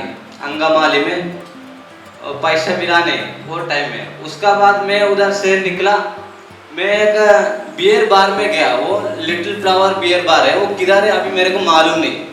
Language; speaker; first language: Hindi; non-native, local second language; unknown